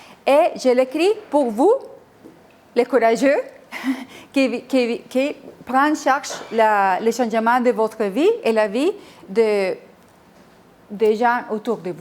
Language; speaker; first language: French; non-native, fluent; Spanish